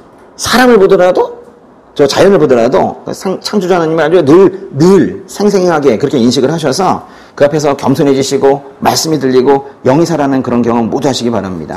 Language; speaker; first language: Korean; native; Korean